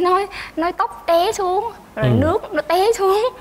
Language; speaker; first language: Vietnamese; native; Vietnamese